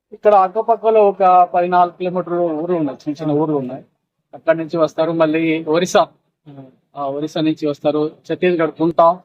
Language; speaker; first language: Telugu; non-native, local second language; Tamil